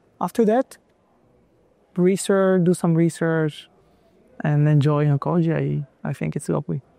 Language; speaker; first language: English; non-native, fluent; Italian